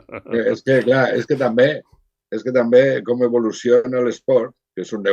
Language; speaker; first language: Catalan; non-native, local second language; Spanish